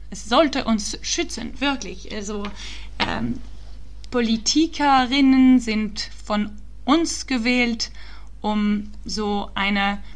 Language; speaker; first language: German; early bilingual, heritage; German